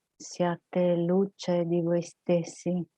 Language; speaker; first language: Italian; native; Italian